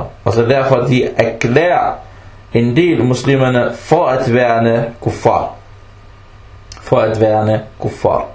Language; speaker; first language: Danish; early bilingual, other home language; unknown